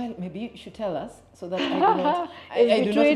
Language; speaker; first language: English; native; English